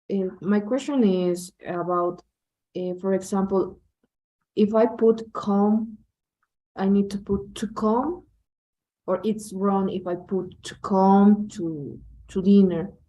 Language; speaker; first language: English; non-native, learner; Spanish